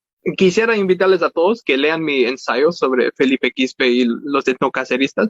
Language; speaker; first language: Spanish; early bilingual, heritage; Spanish